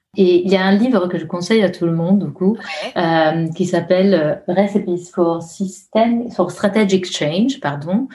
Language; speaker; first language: French; non-native, fluent; Italian